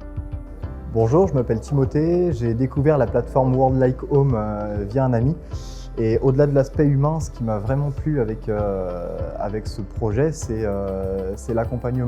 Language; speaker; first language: French; native; French